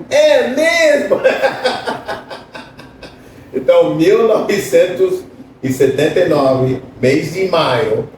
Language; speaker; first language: Portuguese; non-native, fluent; English